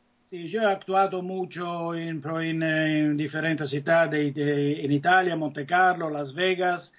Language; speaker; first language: Italian; native; Italian